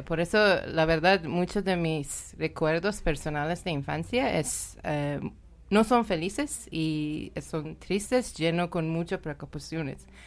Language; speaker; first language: Spanish; non-native, fluent; Persian